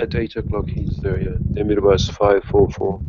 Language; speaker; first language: English; non-native, fluent; Turkish